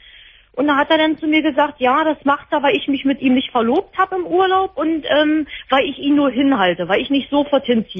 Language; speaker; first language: German; native; German